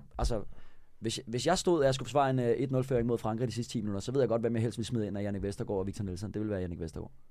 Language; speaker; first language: Danish; native; Danish